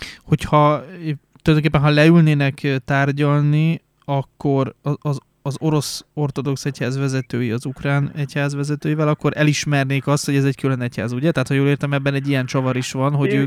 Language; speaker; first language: Hungarian; native; Hungarian